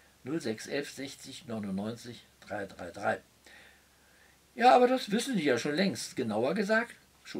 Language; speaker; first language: German; native; German